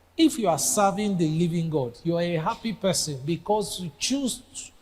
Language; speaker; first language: English; non-native, local second language; Yoruba